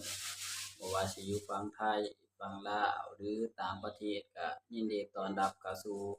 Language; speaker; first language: Thai; non-native, local second language; Lao